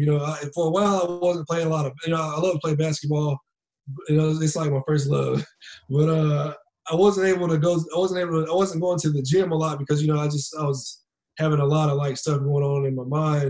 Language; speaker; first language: English; native; English